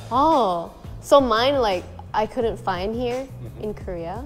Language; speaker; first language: English; non-native, fluent; Thai